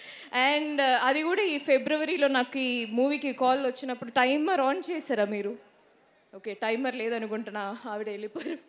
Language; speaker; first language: Telugu; non-native, learner; Malayalam